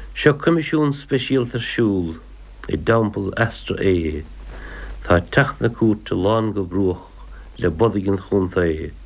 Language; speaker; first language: Irish; native; Irish